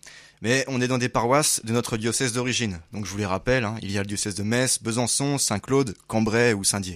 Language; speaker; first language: French; native; French